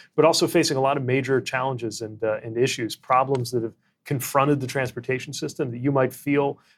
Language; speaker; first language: English; native; English